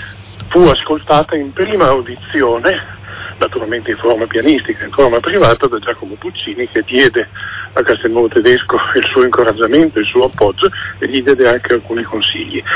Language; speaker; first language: Italian; native; Italian